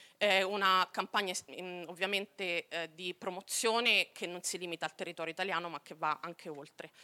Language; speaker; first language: Italian; native; Italian